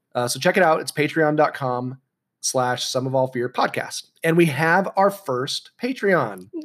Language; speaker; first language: English; native; English